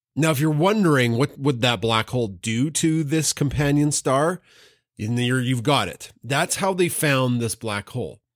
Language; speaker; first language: English; native; English